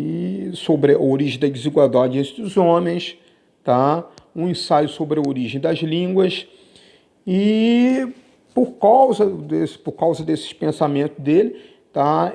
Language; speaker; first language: Portuguese; native; Portuguese